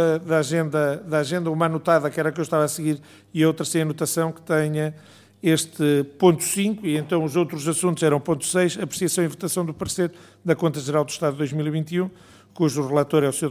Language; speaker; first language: Portuguese; native; Portuguese